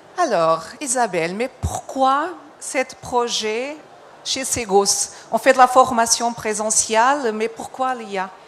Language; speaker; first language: French; non-native, fluent; Portuguese